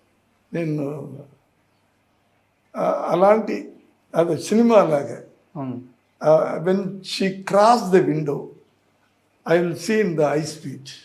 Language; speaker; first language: Telugu; non-native, learner; Tamil